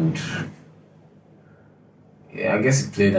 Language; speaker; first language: English; non-native, local second language; Igbo